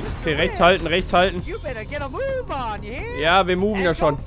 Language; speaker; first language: German; native; German